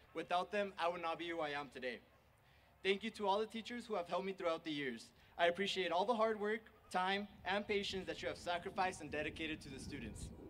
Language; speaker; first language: English; early bilingual, other home language; Spanish